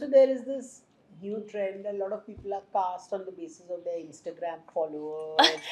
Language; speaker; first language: English; non-native, local second language; Hindi